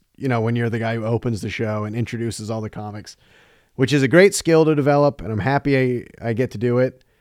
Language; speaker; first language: English; native; English